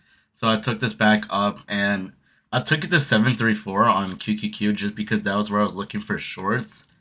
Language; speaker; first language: English; native; English